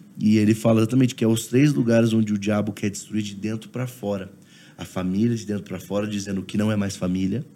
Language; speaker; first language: Portuguese; native; Portuguese